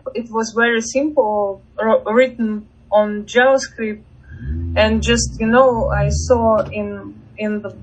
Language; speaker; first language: English; non-native, fluent; Russian